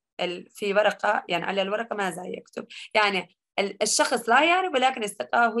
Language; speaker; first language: Arabic; non-native, learner; Turkish